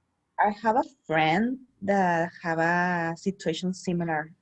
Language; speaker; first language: English; non-native, learner; Spanish